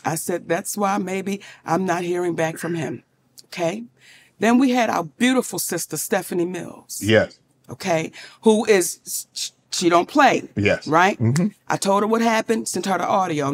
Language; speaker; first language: English; native; English